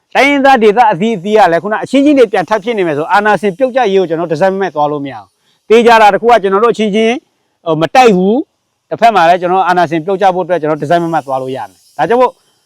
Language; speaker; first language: Burmese; non-native, local second language; S'gaw Karen